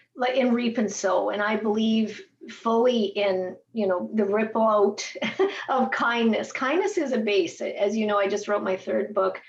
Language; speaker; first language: English; native; English